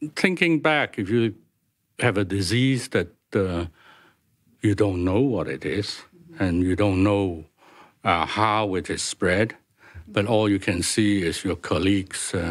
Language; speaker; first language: English; non-native, local second language; Cantonese